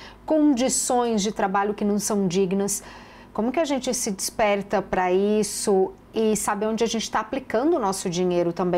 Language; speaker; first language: Portuguese; native; Portuguese